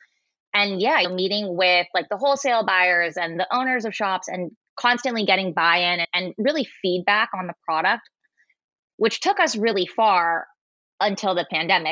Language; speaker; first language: English; native; English